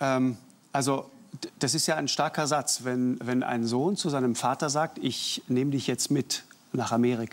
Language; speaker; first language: German; native; German